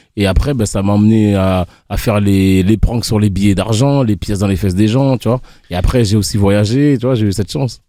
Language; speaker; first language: French; early bilingual, other home language; Haitian Creole